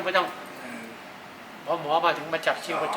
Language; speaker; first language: Thai; native; Thai